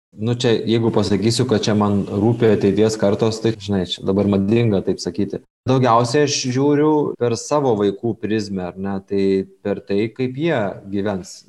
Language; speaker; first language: Lithuanian; native; Lithuanian